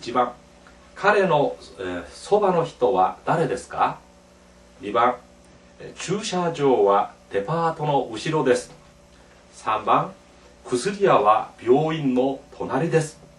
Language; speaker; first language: Japanese; non-native, fluent; Korean